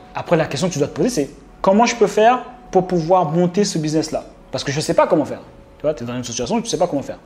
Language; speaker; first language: French; native; French